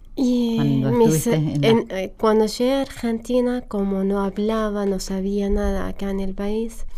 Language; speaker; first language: Spanish; non-native, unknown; Arabic